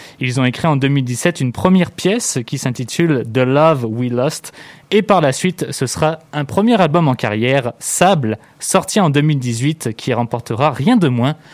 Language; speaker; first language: French; native; French